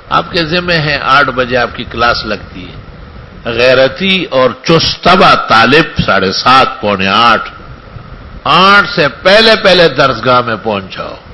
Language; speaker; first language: Urdu; non-native, local second language; Pashto